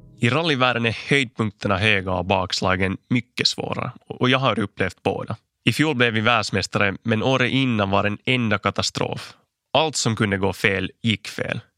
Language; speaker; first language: Swedish; native; Swedish